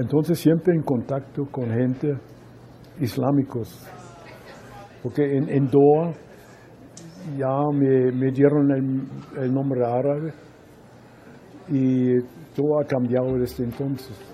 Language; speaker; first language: Spanish; non-native, fluent; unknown